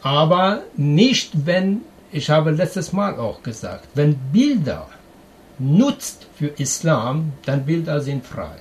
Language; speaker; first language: German; non-native, learner; Persian